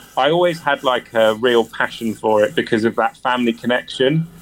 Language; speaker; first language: English; native; English